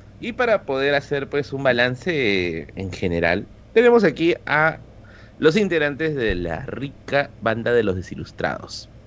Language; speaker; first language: Spanish; native; Spanish